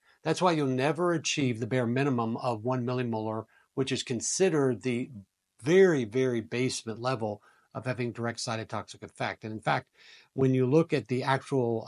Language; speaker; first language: English; native; English